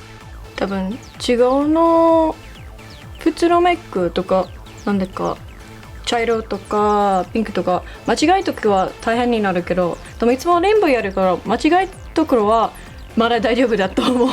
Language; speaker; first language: Japanese; non-native, learner; English